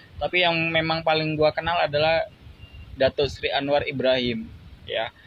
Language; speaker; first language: Indonesian; native; Indonesian